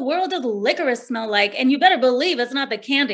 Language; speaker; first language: English; non-native, local second language; Hindi